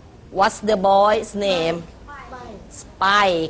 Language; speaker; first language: English; non-native, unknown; Thai